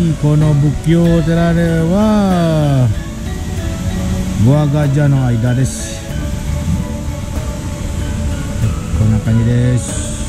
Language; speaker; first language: Japanese; non-native, fluent; Indonesian